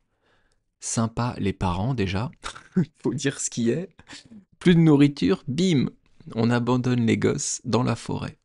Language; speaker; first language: French; native; French